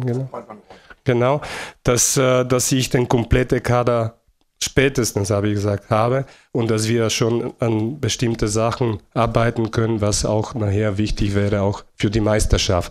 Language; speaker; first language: German; non-native, fluent; Bulgarian